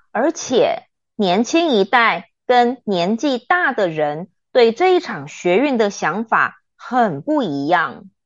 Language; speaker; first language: Chinese; native; Chinese